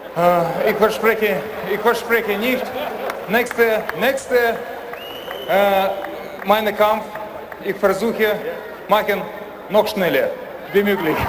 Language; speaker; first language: German; non-native, learner; Russian